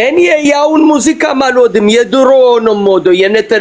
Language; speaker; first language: Amharic; non-native, fluent; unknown